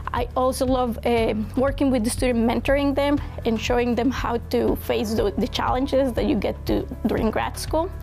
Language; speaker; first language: English; non-native, fluent; Spanish